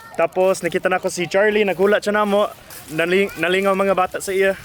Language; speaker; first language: Cebuano; non-native, learner; English